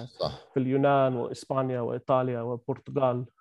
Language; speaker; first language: Arabic; non-native, learner; Kachhi